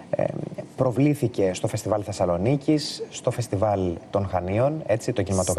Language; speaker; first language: Greek; native; Greek